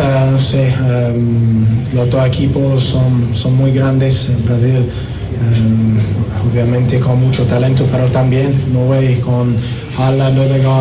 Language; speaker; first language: Spanish; non-native, fluent; English